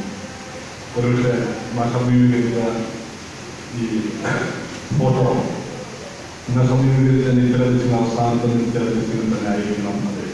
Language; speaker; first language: Malayalam; native; Malayalam